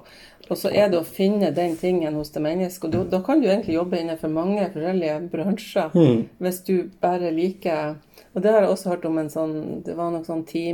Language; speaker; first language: Norwegian; native; Norwegian